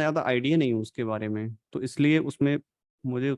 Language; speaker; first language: Hindi; native; Hindi